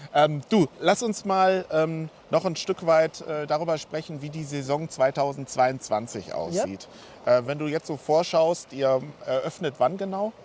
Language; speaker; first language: German; native; German